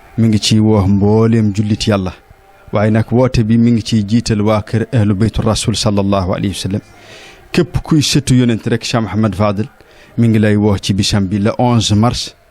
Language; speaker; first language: Wolof; native; Wolof